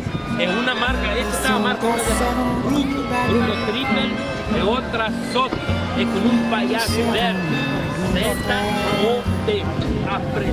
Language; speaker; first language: Portuguese; non-native, fluent; French